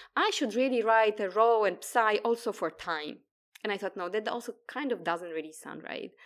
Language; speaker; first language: English; non-native, fluent; Polish